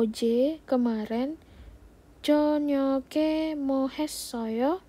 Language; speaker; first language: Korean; non-native, fluent; Indonesian